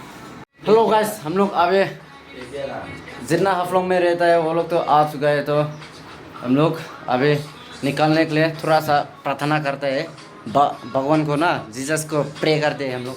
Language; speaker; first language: Hindi; non-native, local second language; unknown